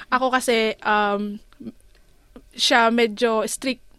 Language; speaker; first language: Filipino; native; Filipino